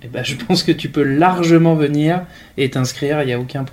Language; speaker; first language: French; native; French